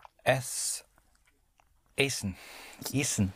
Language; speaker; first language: German; non-native, learner; English